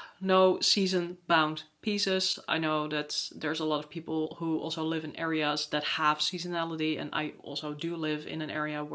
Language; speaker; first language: English; non-native, fluent; Dutch